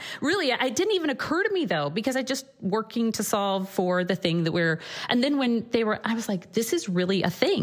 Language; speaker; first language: English; native; English